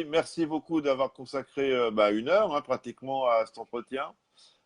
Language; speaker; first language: French; native; French